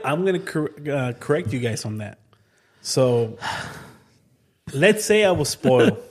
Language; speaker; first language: English; native; English